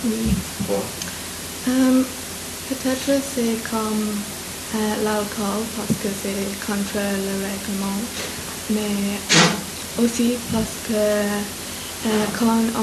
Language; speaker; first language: French; non-native, learner; English